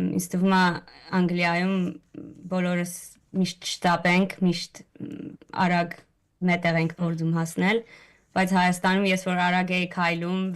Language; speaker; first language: Armenian; early bilingual, heritage; Armenian